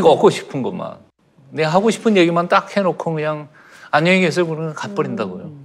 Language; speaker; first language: Korean; native; Korean